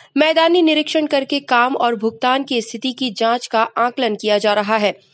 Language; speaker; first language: Hindi; native; Hindi